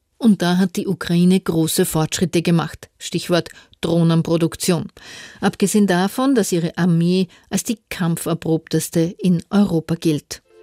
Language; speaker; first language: German; native; German